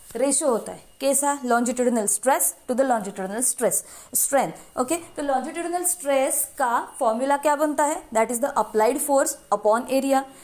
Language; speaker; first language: Hindi; non-native, local second language; Marathi